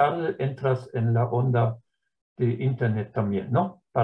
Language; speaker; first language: Spanish; non-native, fluent; German